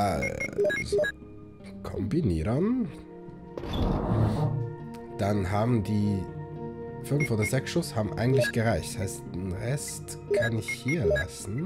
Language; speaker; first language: German; native; German